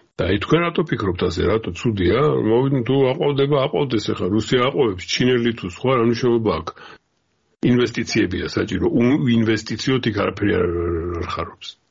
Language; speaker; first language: Georgian; native; Georgian